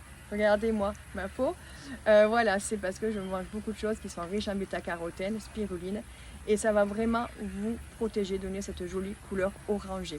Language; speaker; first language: French; native; French